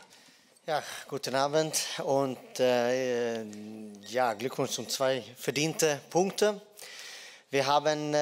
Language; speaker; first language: German; non-native, fluent; Dutch